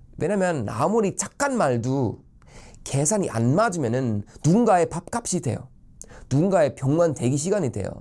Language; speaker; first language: Korean; non-native, fluent; Swedish